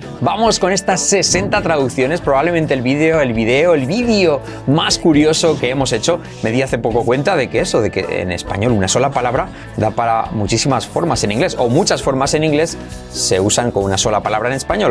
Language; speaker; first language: Spanish; native; Spanish